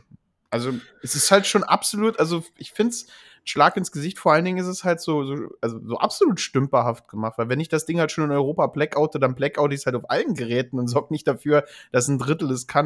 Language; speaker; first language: German; native; German